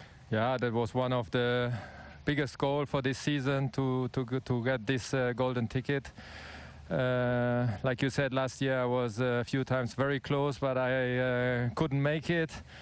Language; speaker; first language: English; non-native, fluent; German